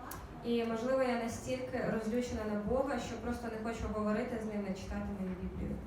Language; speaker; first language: Ukrainian; native; Ukrainian